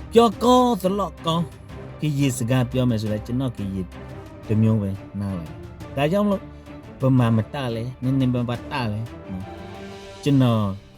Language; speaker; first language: Burmese; non-native, local second language; S'gaw Karen